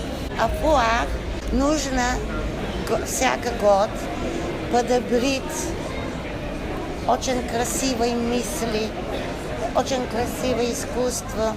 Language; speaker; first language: Russian; non-native, learner; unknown